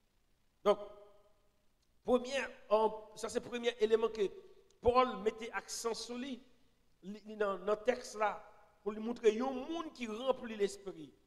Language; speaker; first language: French; non-native, local second language; Haitian Creole